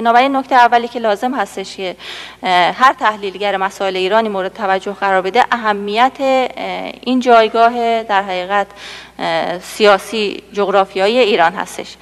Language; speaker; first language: Persian; native; Persian